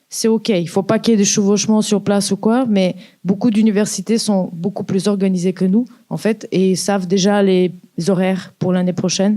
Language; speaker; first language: French; native; French